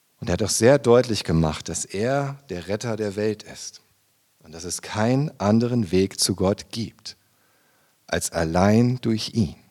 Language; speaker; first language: German; native; German